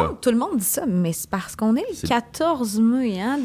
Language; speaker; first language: French; native; French